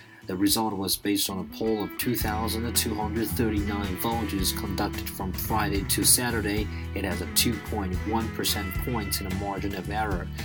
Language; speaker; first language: English; non-native, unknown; Chinese